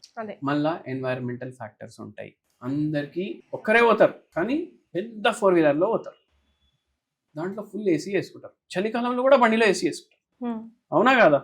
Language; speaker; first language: Telugu; native; Telugu